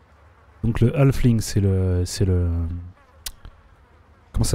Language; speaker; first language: French; native; French